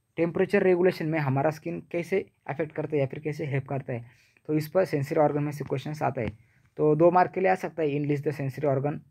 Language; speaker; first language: Hindi; non-native, local second language; Marathi